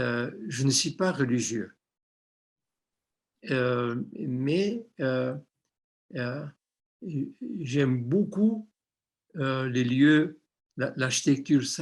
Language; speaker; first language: French; non-native, fluent; Armenian